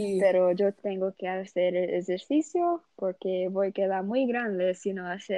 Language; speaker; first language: Spanish; non-native, learner; Portuguese